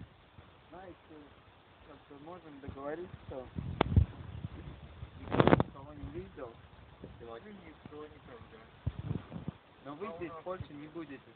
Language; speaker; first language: Russian; non-native, learner; Estonian